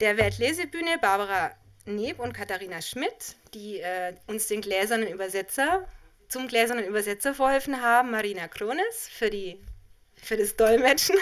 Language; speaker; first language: German; native; German